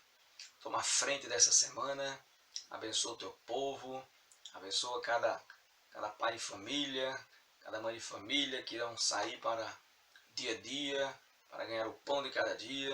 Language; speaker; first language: Portuguese; native; Portuguese